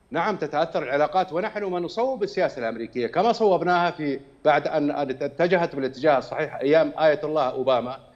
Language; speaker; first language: Arabic; native; Arabic